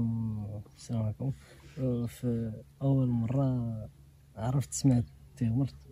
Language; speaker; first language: Arabic; native; Arabic